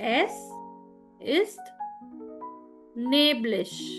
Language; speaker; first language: German; non-native, fluent; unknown